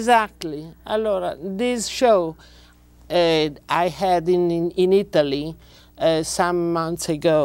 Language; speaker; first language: English; non-native, learner; Italian